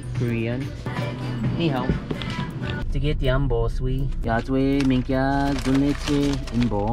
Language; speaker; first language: English; native; English